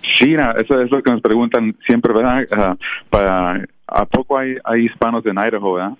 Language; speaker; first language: Spanish; native; Spanish